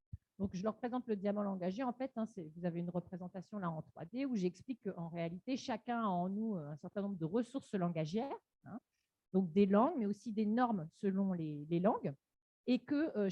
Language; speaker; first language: French; native; French